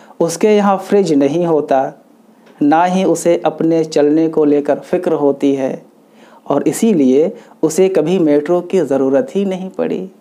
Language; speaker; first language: Hindi; non-native, local second language; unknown